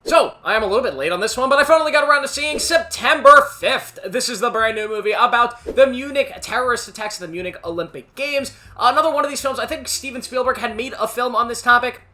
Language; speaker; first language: English; native; English